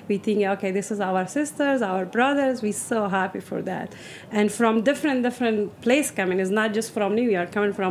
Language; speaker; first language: English; non-native, learner; Persian